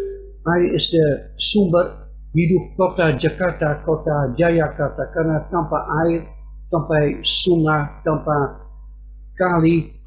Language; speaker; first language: Indonesian; non-native, fluent; Dutch